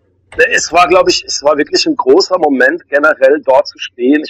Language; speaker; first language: German; native; German